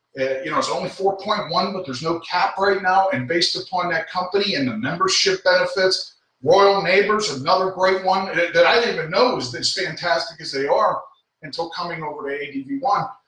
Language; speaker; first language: English; native; English